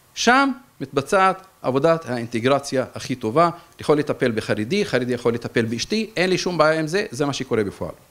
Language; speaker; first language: Hebrew; native; Hebrew